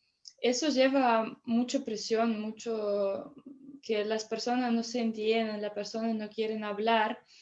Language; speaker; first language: Spanish; non-native, fluent; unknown